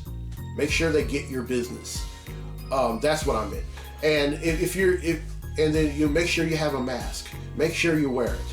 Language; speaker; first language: English; native; English